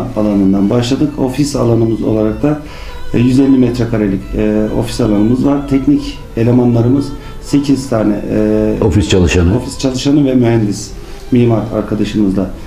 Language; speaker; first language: Turkish; native; Turkish